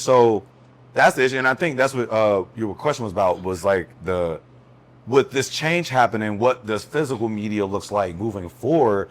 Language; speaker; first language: English; native; English